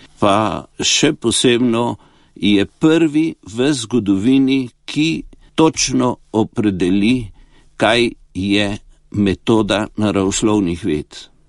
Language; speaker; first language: Slovenian; early bilingual, heritage; Slovenian